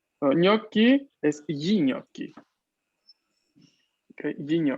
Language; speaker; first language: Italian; non-native, fluent; Spanish